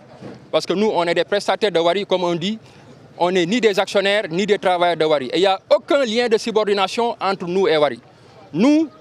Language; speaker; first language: French; non-native, local second language; Wolof